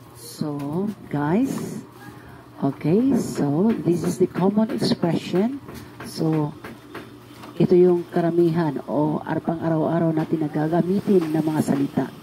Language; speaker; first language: Filipino; non-native, local second language; Cebuano